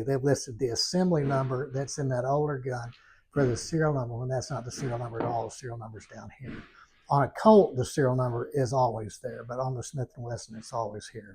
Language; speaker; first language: English; native; English